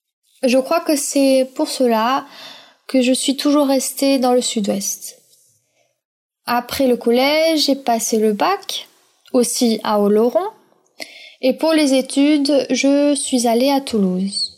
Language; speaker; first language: French; non-native, fluent; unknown